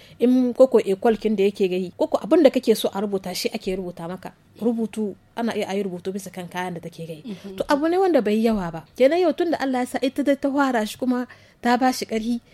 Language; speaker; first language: Hausa; native; Hausa